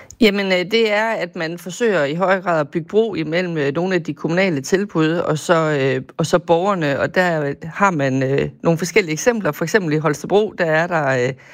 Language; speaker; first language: Danish; native; Danish